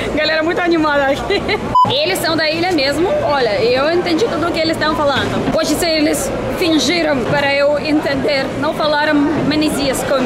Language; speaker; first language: Portuguese; non-native, fluent; Russian